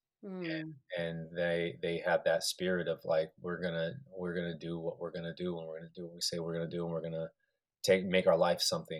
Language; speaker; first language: English; native; English